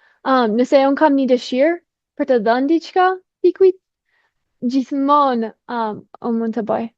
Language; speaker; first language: Albanian; non-native, fluent; English